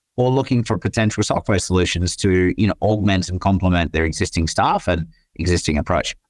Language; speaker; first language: English; native; English